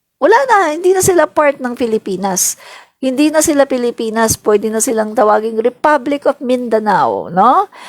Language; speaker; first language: Filipino; non-native, local second language; Cebuano